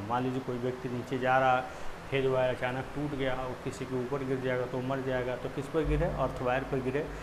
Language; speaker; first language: Hindi; native; Hindi